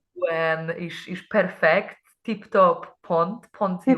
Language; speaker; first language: Hungarian; non-native, learner; Polish